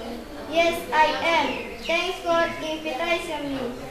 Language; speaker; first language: English; non-native, learner; Indonesian